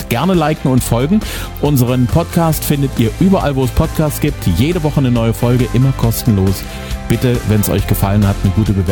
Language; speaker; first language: German; native; German